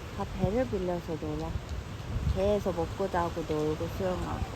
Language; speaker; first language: Korean; native; Korean